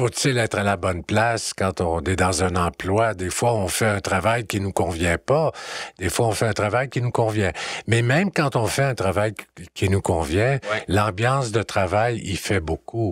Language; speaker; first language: French; native; French